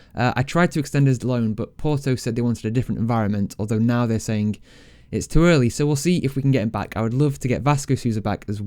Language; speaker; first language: English; native; English